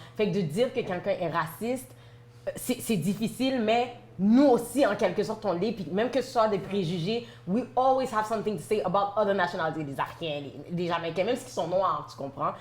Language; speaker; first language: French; native; French